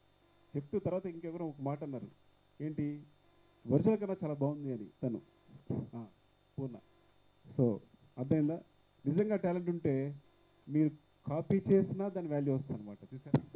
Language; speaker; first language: Telugu; native; Telugu